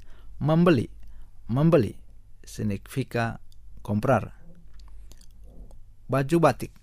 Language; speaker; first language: Indonesian; non-native, fluent; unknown